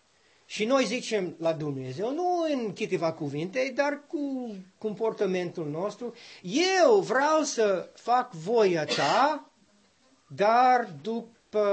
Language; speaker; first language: Romanian; non-native, learner; English